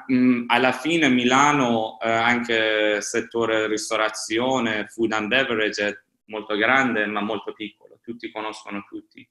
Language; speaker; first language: Italian; non-native, fluent; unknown